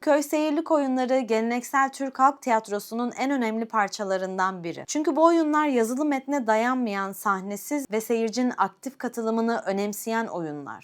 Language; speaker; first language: Turkish; native; Turkish